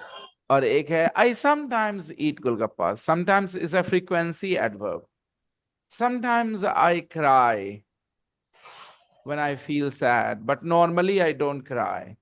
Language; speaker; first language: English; non-native, local second language; Hindi